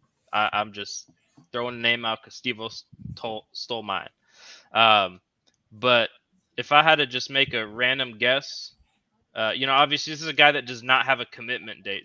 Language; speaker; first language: English; native; English